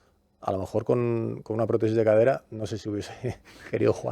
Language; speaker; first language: Spanish; native; Spanish